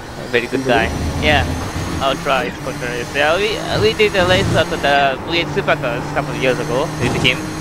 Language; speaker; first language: English; non-native, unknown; Japanese